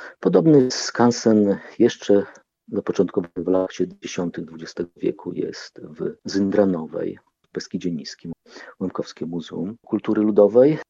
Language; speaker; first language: Polish; non-native, local second language; Ukrainian